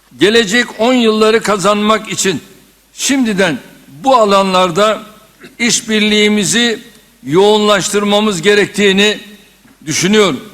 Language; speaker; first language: Turkish; native; Turkish